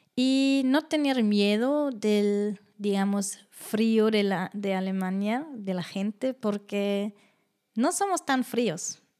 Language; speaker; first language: Spanish; non-native, fluent; German